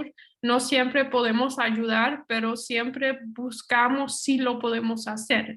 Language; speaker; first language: Spanish; non-native, fluent; Dutch